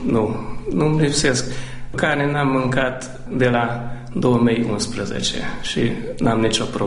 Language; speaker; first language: Romanian; non-native, local second language; Hungarian